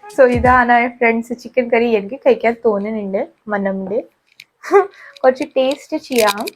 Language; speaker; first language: Malayalam; non-native, local second language; Hindi